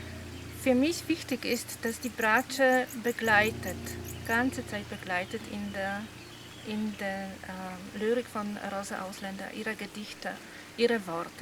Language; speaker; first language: German; non-native, fluent; Polish